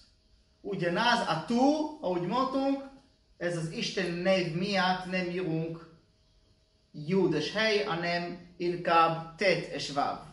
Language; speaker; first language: Hungarian; non-native, learner; Hebrew